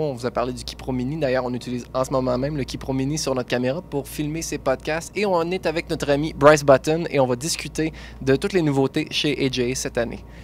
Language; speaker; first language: French; native; French